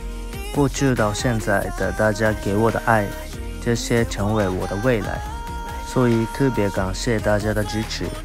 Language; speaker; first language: Chinese; non-native, fluent; Japanese